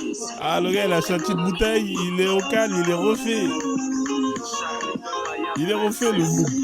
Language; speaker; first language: French; native; French